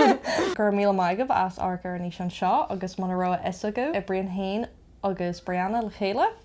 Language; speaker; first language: Irish; non-native, local second language; English